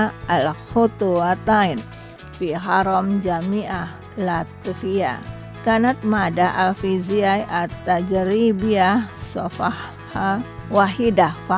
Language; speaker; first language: Arabic; non-native, fluent; Indonesian